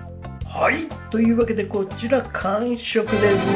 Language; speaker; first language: Japanese; native; Japanese